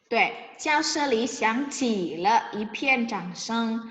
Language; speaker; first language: Chinese; non-native, fluent; Indonesian